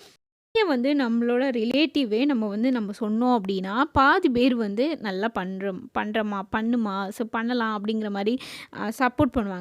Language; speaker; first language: Tamil; native; Tamil